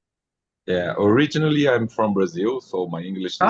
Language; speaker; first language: English; non-native, learner; Portuguese